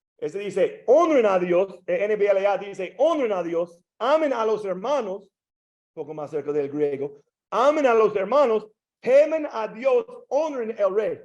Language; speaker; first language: Spanish; non-native, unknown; English